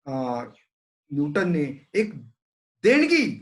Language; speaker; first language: Hindi; non-native, local second language; Marathi